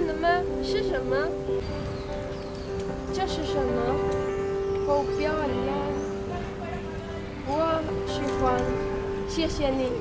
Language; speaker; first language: Chinese; non-native, learner; Spanish